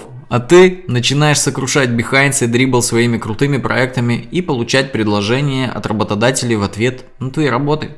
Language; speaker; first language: Russian; native; Russian